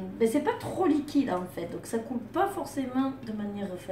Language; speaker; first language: French; native; French